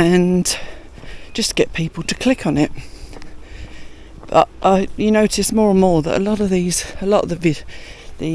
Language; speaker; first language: English; native; English